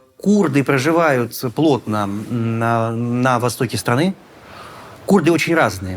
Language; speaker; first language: Russian; native; Russian